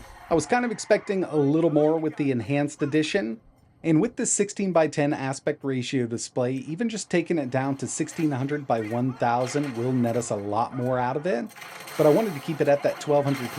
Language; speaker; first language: English; native; English